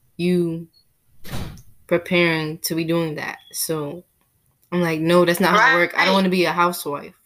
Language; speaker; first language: English; native; English